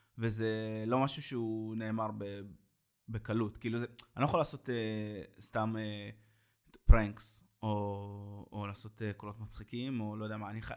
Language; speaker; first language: Hebrew; native; Hebrew